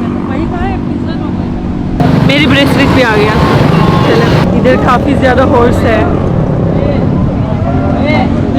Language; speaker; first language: Hindi; non-native, learner; Turkish